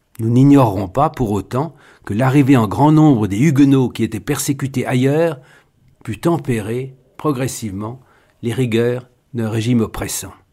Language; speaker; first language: French; native; French